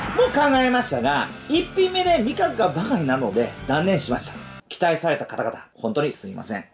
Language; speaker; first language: Japanese; early bilingual, other home language; English